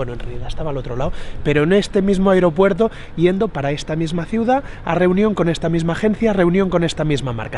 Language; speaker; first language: Spanish; native; Spanish